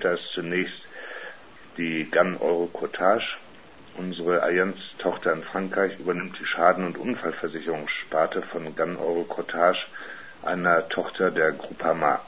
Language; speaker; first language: German; native; German